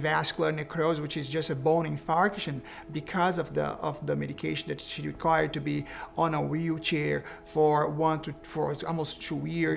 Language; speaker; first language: English; non-native, fluent; Portuguese